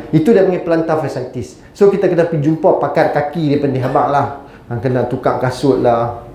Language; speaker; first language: Malay; native; Malay